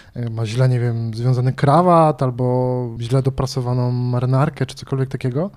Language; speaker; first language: Polish; native; Polish